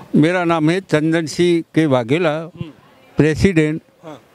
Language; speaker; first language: Hindi; non-native, local second language; Gujarati